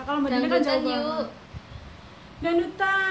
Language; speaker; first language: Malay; non-native, local second language; Javanese